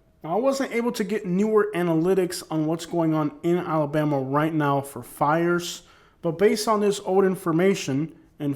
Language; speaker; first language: English; native; English